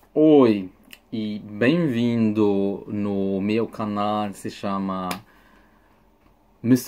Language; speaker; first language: Portuguese; non-native, fluent; German